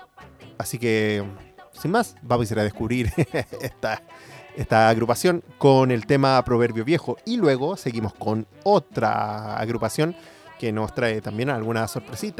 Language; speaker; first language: Spanish; native; Spanish